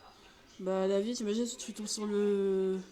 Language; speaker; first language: French; native; French